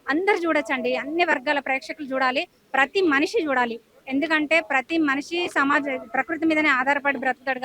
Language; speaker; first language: Telugu; native; Telugu